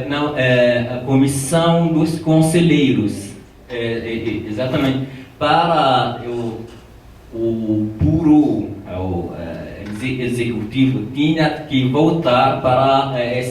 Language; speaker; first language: Portuguese; non-native, fluent; Tamasheq